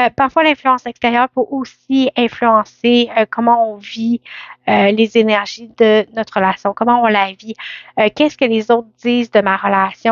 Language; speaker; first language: French; native; French